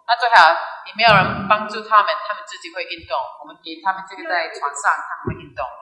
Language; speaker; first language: Chinese; early bilingual, heritage; Chinese